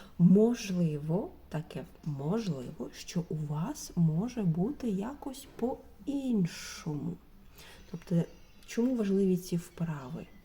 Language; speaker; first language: Ukrainian; non-native, local second language; Russian